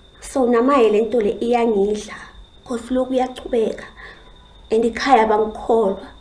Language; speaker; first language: Zulu; native; Zulu